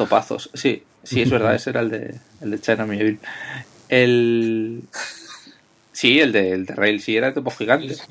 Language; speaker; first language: Spanish; native; Spanish